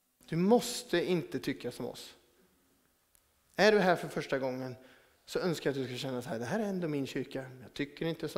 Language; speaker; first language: Swedish; native; Swedish